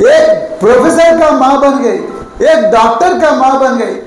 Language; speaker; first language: Hindi; non-native, local second language; Telugu